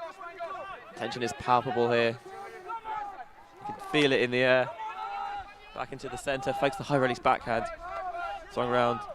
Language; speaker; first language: English; native; English